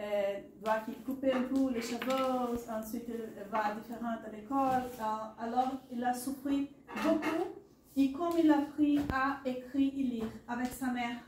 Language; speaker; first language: French; non-native, learner; Portuguese